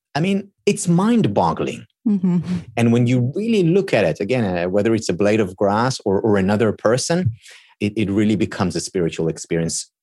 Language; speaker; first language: English; non-native, fluent; Hebrew